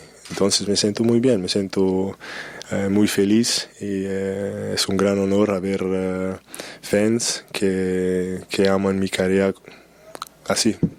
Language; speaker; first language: Spanish; non-native, fluent; English